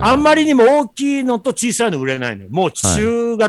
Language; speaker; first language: Japanese; native; Japanese